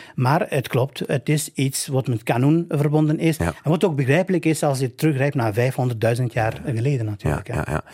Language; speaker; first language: Dutch; non-native, fluent; Albanian